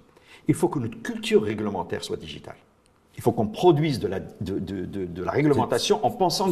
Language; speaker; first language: French; non-native, local second language; Arabic